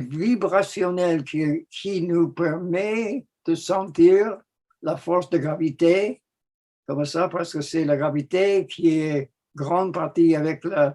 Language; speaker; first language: French; non-native, fluent; English